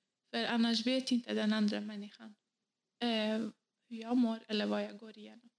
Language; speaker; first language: Swedish; non-native, fluent; Kurdish